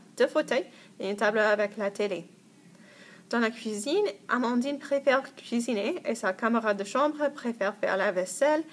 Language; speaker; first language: French; non-native, fluent; English